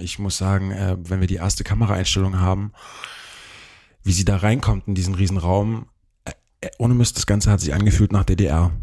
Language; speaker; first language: German; native; German